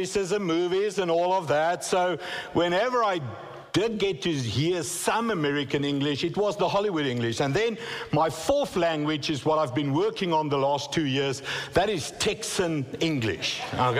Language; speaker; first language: English; non-native, local second language; Afrikaans